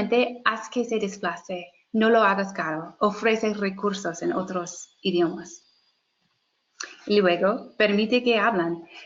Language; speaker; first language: Spanish; non-native, fluent; English